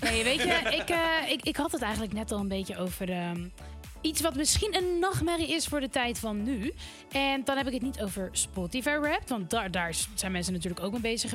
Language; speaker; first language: Dutch; native; Dutch